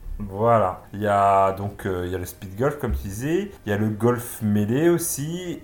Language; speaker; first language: French; native; French